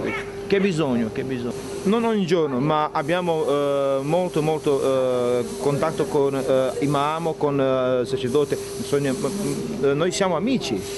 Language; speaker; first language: Italian; non-native, learner; Bosnian